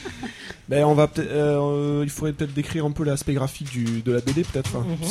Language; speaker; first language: French; native; French